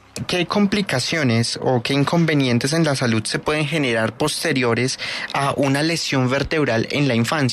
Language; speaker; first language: Spanish; native; Spanish